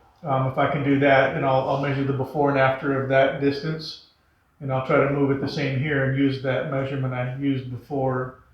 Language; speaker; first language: English; native; English